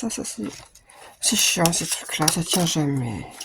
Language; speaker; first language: French; native; French